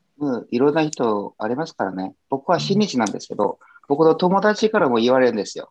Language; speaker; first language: Japanese; non-native, fluent; Korean